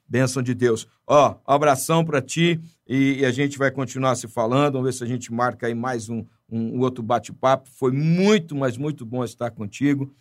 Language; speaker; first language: Portuguese; native; Portuguese